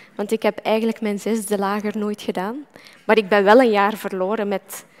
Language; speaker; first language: Dutch; non-native, fluent; Arabic